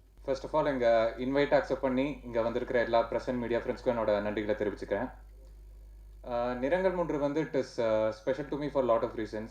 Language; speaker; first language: Tamil; native; Tamil